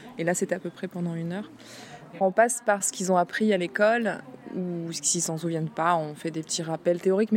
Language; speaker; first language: French; native; French